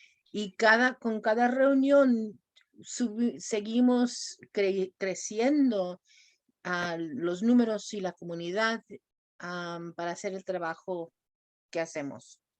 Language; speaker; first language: Spanish; non-native, fluent; English